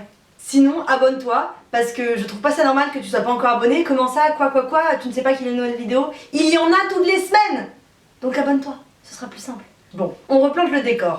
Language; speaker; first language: French; native; French